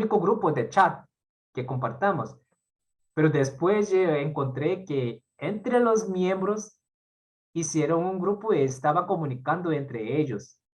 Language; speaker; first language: Spanish; non-native, fluent; Korean